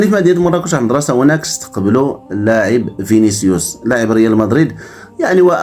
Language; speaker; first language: Arabic; native; Arabic